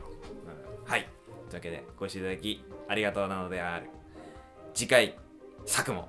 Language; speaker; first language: Japanese; native; Japanese